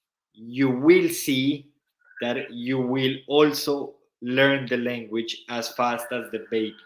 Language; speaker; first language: English; non-native, fluent; Spanish